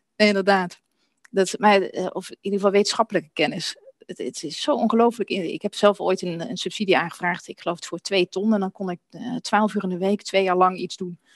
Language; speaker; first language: Dutch; native; Dutch